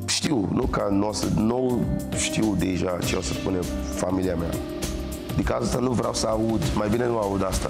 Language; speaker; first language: Romanian; non-native, learner; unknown